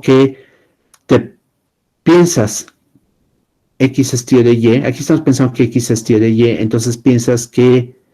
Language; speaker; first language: Spanish; native; Spanish